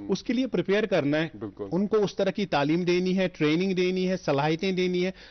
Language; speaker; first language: Hindi; non-native, local second language; Kashmiri